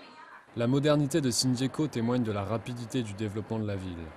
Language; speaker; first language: French; native; French